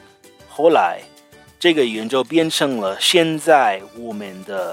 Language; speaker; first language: Chinese; non-native, fluent; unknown